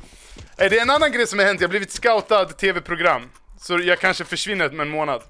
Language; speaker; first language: Swedish; native; Swedish